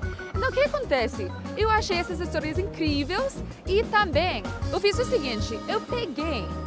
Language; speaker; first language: Portuguese; non-native, fluent; English